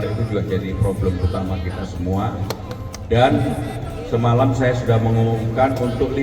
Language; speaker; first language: Indonesian; native; Indonesian